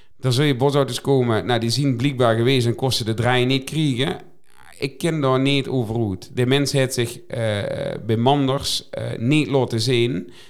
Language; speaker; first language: Dutch; native; Dutch